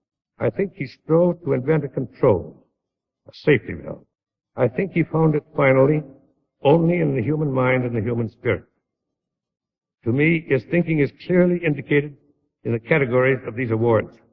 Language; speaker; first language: English; native; English